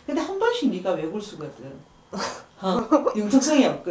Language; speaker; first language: Korean; native; Korean